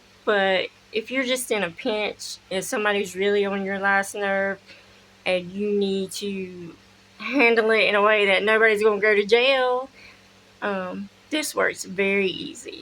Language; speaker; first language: English; native; English